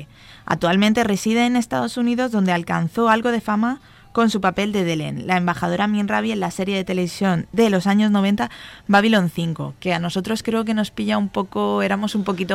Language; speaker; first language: Spanish; native; Spanish